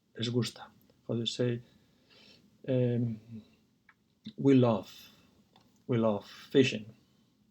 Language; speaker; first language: Spanish; non-native, fluent; English